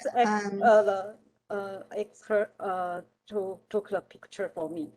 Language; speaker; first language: English; non-native, learner; Chinese